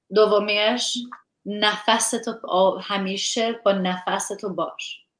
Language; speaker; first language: Persian; early bilingual, heritage; Persian